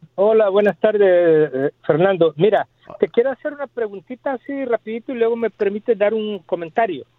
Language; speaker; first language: Spanish; native; Spanish